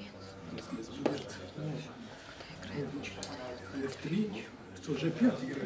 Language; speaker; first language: Russian; non-native, learner; Serbian